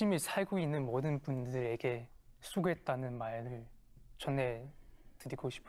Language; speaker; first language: Korean; non-native, fluent; Chinese